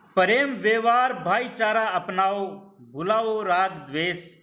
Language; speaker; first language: Hindi; native; Hindi